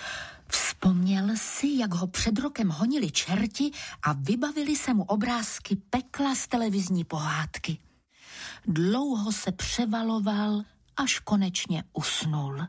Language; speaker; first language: Czech; native; Czech